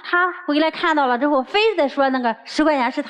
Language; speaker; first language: Chinese; native; Chinese